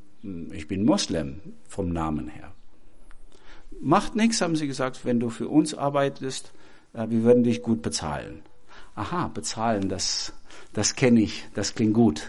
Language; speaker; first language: German; non-native, fluent; Albanian